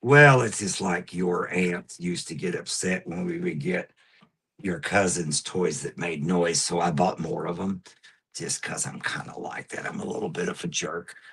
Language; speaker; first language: English; native; English